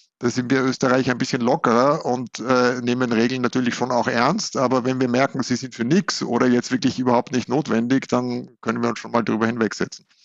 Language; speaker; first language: German; native; German